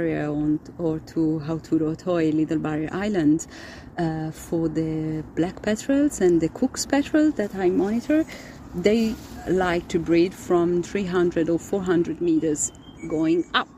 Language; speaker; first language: English; non-native, fluent; Italian